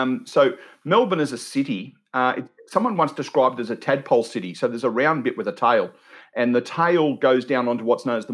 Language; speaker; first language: English; native; English